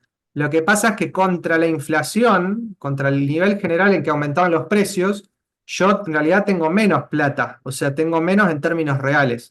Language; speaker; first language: Spanish; native; Spanish